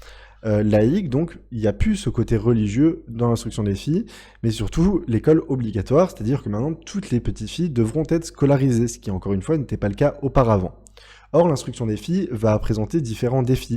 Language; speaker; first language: French; native; French